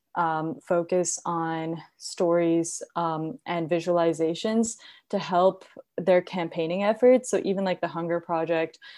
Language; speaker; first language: English; non-native, local second language; Hindi